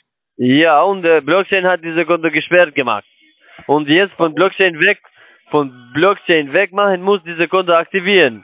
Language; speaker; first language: German; non-native, learner; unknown